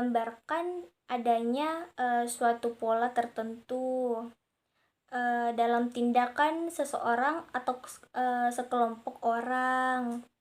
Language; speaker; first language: Indonesian; native; Indonesian